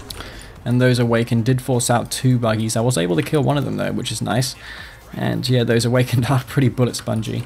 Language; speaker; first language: English; native; English